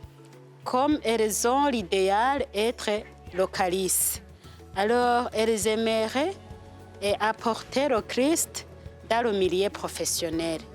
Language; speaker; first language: French; non-native, local second language; Rundi